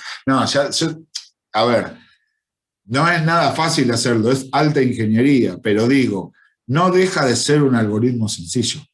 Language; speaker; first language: Spanish; native; Spanish